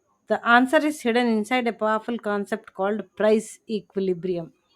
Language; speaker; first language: English; non-native, local second language; Telugu